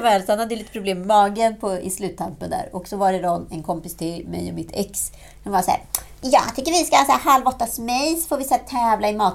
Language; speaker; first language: Swedish; native; Swedish